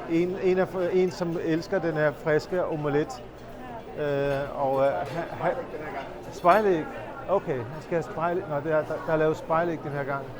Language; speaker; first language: Danish; early bilingual, other home language; Urdu